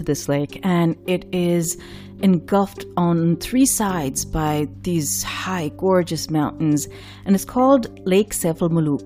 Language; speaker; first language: English; non-native, local second language; Urdu